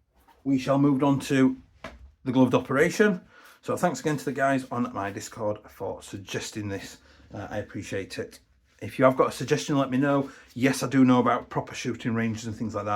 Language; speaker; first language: English; native; English